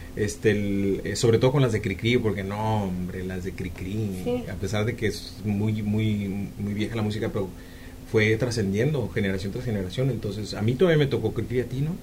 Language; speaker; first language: Spanish; native; Spanish